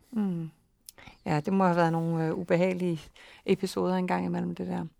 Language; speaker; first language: Danish; native; Danish